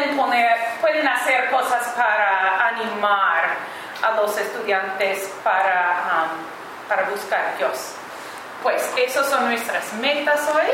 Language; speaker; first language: Spanish; non-native, fluent; English